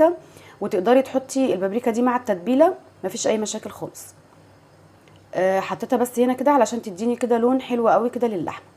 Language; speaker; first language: Arabic; native; Arabic